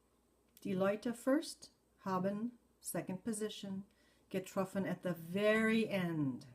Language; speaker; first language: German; non-native, fluent; English